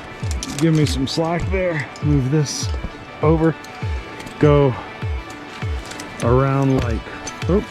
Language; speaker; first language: English; native; English